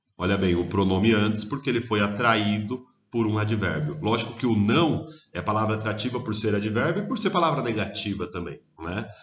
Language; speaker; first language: Portuguese; native; Portuguese